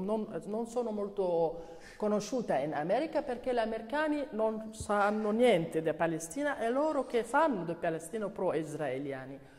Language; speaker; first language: Italian; non-native, learner; Arabic